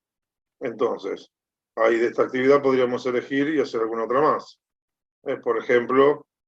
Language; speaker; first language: Spanish; native; Spanish